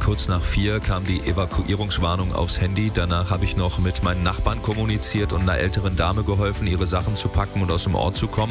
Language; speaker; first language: German; native; German